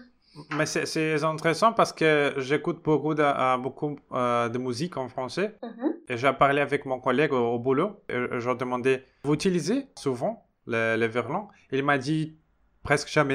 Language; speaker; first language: French; non-native, fluent; Portuguese